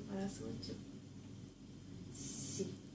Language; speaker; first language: Spanish; non-native, learner; Japanese